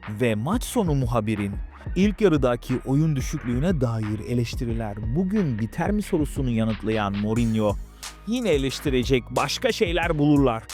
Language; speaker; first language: Turkish; native; Turkish